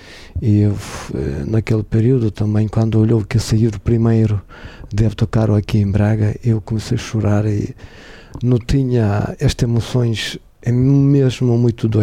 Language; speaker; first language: Portuguese; non-native, learner; Ukrainian